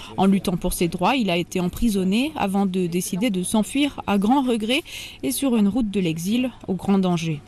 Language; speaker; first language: French; native; French